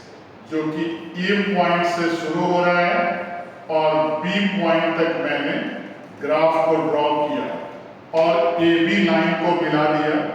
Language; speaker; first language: Hindi; native; Hindi